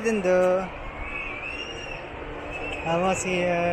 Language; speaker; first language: English; non-native, learner; Korean